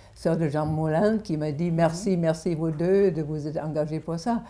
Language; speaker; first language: French; non-native, fluent; German